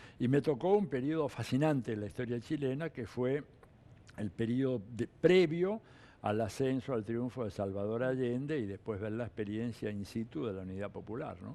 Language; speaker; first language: Spanish; early bilingual, other home language; Italian